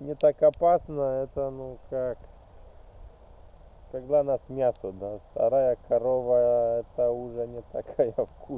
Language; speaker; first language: Russian; non-native, fluent; Polish